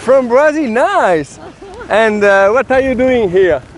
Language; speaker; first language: English; non-native, learner; French